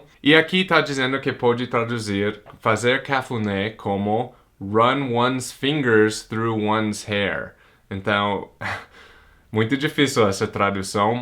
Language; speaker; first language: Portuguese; non-native, fluent; English